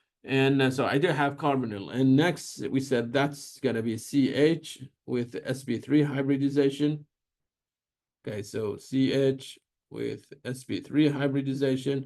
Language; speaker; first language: English; non-native, fluent; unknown